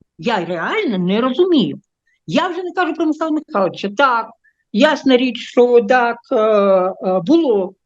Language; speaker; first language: Ukrainian; non-native, local second language; Russian